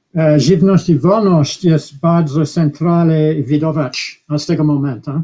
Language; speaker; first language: Polish; non-native, learner; English